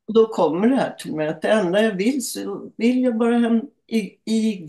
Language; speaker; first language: Swedish; native; Swedish